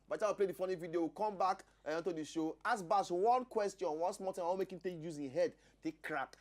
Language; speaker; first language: Nigerian Pidgin; native; Nigerian Pidgin